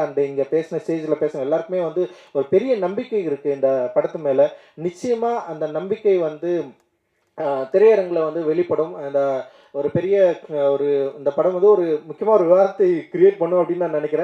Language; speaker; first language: Tamil; native; Tamil